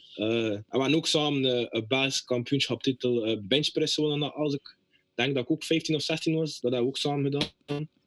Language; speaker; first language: Dutch; native; Dutch